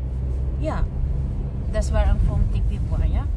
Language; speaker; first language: German; non-native, learner; Filipino